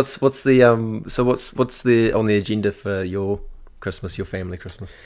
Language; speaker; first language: English; native; English